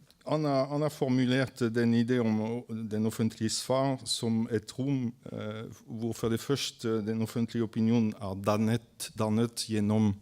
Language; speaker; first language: Norwegian; non-native, fluent; French